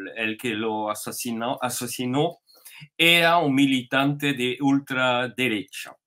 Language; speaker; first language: Spanish; non-native, fluent; French